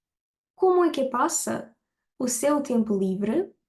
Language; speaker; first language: Portuguese; non-native, fluent; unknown